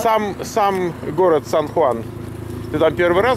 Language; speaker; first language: Russian; native; Russian